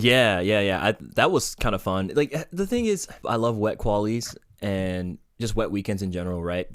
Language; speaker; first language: English; native; English